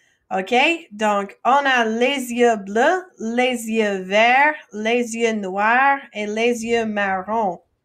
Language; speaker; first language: French; non-native, fluent; English